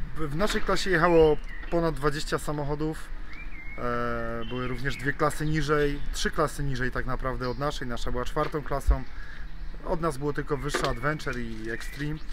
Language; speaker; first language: Polish; native; Polish